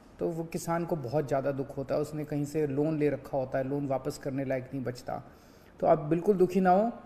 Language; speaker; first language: Hindi; native; Hindi